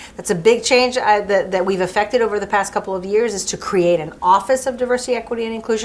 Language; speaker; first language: English; early bilingual, other home language; French